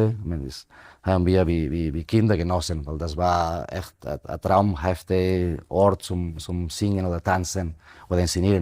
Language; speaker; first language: German; non-native, fluent; Spanish